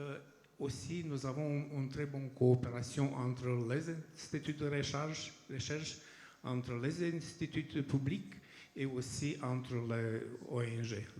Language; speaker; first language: French; non-native, fluent; Romanian